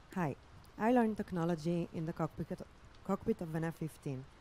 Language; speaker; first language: English; non-native, fluent; Hebrew